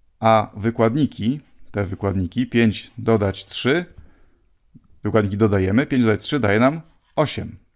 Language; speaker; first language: Polish; native; Polish